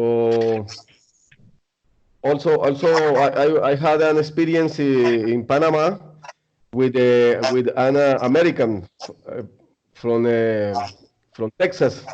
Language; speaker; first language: English; non-native, learner; Spanish